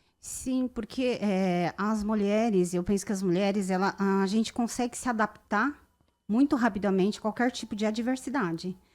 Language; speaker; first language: Portuguese; early bilingual, other home language; Japanese